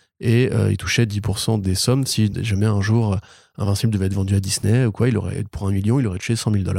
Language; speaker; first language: French; native; French